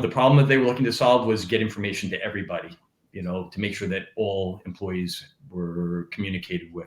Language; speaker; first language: English; native; English